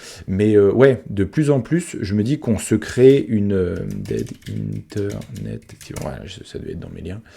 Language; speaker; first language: French; native; French